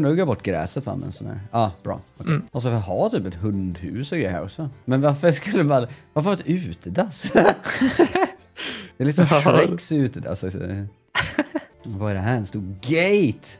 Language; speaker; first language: Swedish; native; Swedish